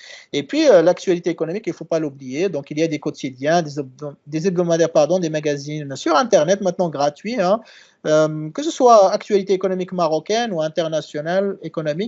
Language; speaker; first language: French; non-native, local second language; Arabic